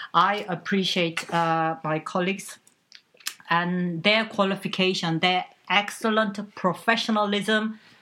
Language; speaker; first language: English; non-native, fluent; Korean